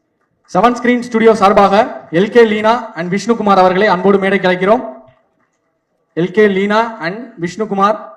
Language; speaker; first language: Tamil; native; Tamil